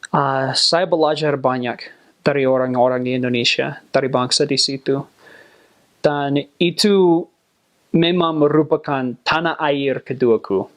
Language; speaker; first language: Indonesian; non-native, fluent; English